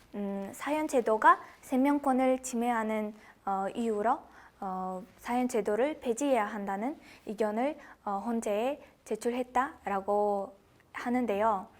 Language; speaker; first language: Korean; non-native, fluent; Kazakh